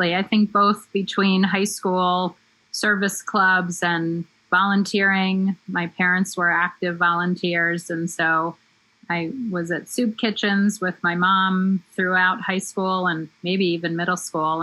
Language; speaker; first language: English; native; English